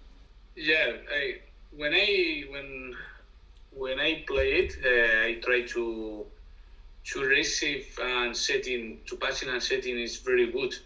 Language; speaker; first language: English; non-native, learner; Spanish